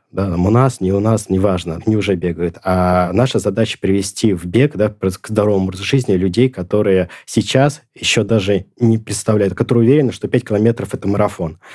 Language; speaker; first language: Russian; native; Russian